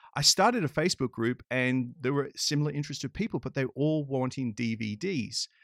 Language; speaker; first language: English; native; English